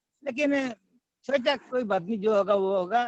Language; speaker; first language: Hindi; non-native, local second language; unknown